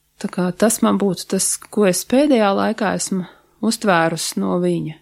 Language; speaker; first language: Latvian; native; Latvian